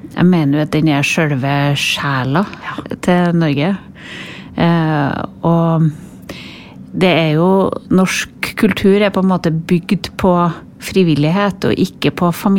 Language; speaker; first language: Norwegian; native; Norwegian